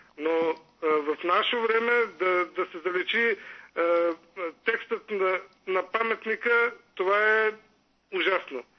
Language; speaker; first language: Bulgarian; native; Bulgarian